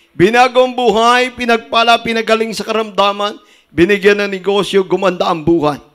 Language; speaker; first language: Filipino; native; Filipino